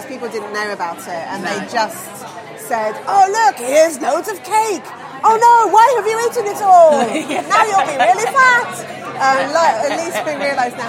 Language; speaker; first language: English; native; English